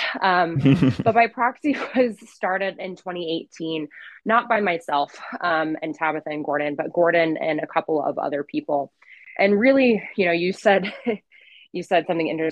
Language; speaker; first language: English; native; English